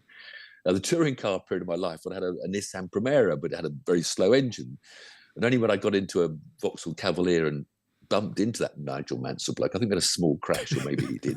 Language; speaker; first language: English; native; English